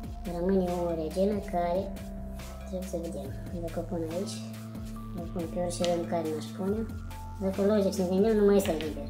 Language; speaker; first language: Romanian; non-native, learner; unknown